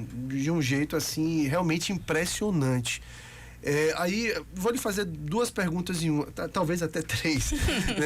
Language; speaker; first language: Portuguese; native; Portuguese